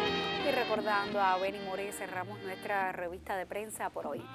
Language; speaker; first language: Spanish; native; Spanish